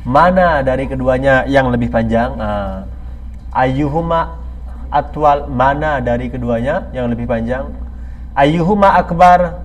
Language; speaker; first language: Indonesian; native; Indonesian